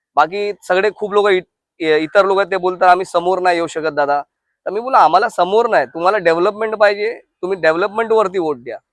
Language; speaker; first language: Marathi; non-native, local second language; Hindi